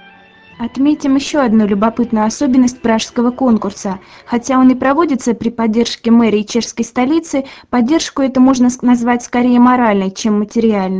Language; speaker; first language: Russian; native; Russian